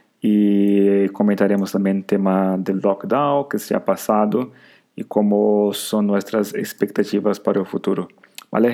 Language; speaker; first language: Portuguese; non-native, learner; Spanish